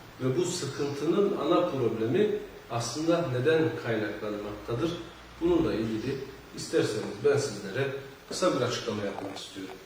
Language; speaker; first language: Turkish; native; Turkish